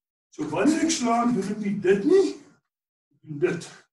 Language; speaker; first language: English; non-native, local second language; Afrikaans